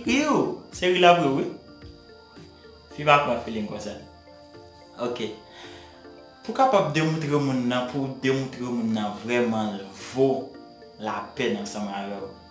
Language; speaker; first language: French; non-native, learner; Haitian Creole